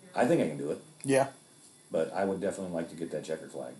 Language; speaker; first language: English; native; English